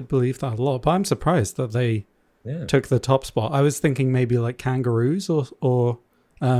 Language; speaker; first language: English; native; English